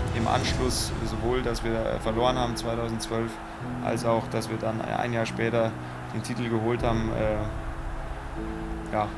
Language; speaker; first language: German; native; German